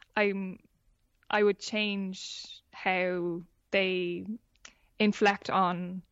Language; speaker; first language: English; native; English